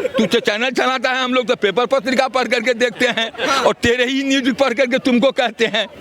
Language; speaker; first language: Hindi; native; Hindi